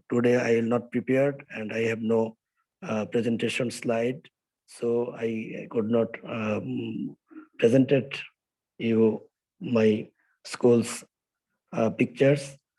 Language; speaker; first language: English; non-native, learner; Bangla